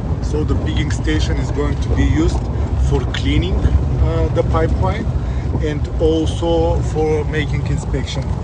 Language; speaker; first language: English; non-native, fluent; Bulgarian